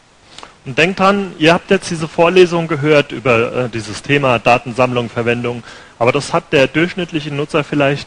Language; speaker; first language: German; native; German